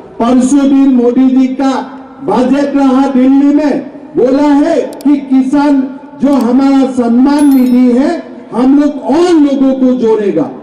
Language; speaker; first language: Hindi; non-native, local second language; Assamese